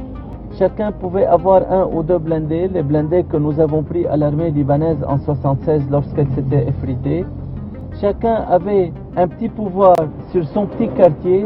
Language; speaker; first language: French; non-native, local second language; Arabic